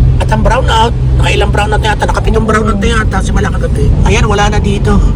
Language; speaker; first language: Filipino; native; Filipino